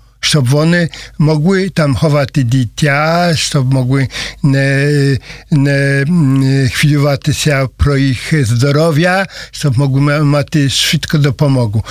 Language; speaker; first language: Ukrainian; non-native, learner; Polish